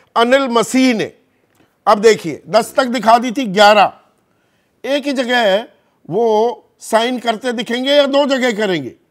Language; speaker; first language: Hindi; native; Hindi